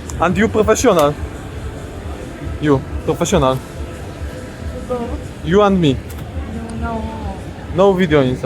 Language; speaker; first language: English; non-native, learner; Polish